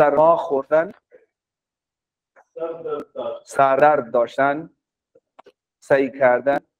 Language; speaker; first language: Persian; non-native, fluent; Urdu